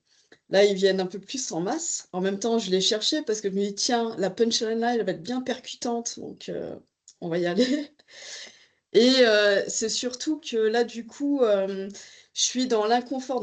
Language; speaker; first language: French; native; French